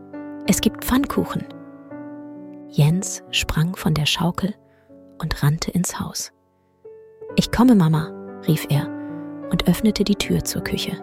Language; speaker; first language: German; native; German